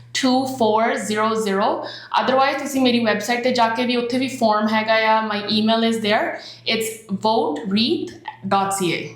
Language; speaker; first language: Punjabi; early bilingual, heritage; Punjabi